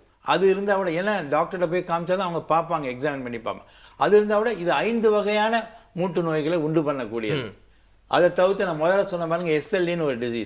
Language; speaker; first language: Tamil; native; Tamil